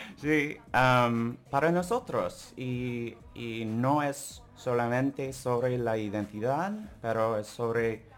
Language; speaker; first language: Spanish; non-native, learner; English